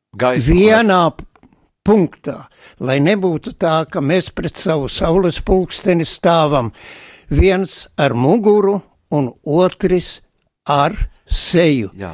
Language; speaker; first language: Latvian; native; Latvian